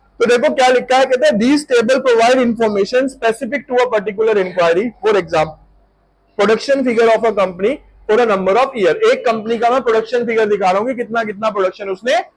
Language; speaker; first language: Hindi; native; Hindi